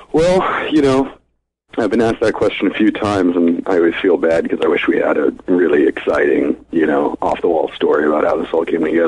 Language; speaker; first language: English; native; English